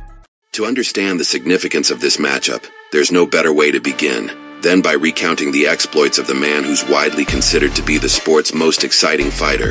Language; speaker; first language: English; native; English